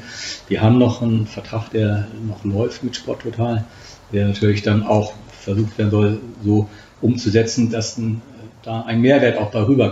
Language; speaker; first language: German; native; German